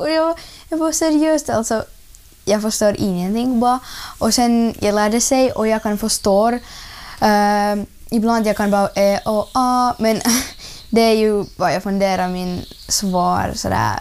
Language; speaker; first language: Swedish; early bilingual, other home language; Russian